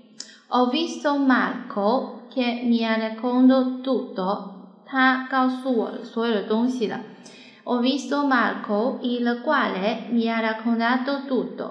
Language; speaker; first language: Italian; non-native, learner; Chinese